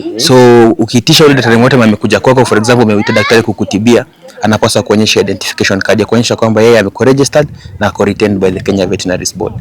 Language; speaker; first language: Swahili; non-native, local second language; Gusii